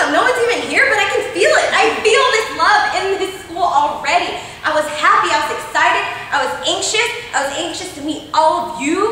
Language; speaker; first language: English; native; English